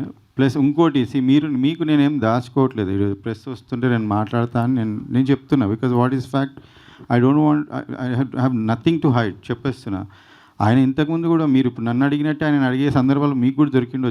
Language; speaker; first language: Telugu; native; Telugu